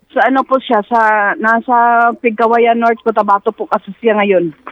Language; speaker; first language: Filipino; non-native, local second language; Cebuano